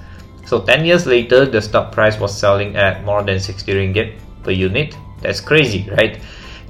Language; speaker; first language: English; non-native, local second language; Chinese